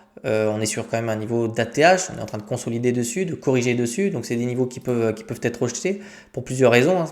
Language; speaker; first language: French; native; French